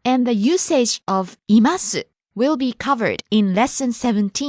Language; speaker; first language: English; non-native, fluent; Japanese